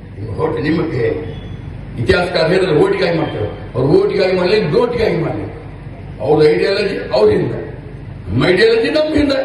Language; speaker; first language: Kannada; non-native, local second language; Urdu